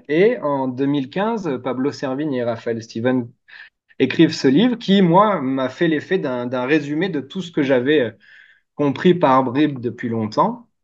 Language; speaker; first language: French; native; French